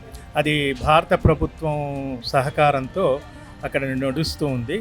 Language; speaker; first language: Telugu; native; Telugu